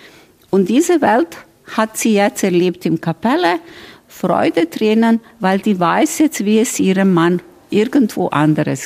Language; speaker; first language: German; non-native, fluent; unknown